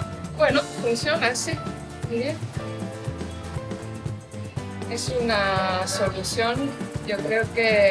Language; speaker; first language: Spanish; non-native, fluent; Portuguese